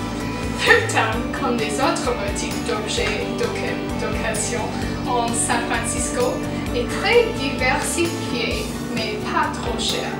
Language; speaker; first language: French; non-native, learner; English